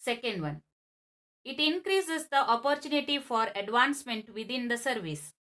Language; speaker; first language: English; non-native, local second language; Kannada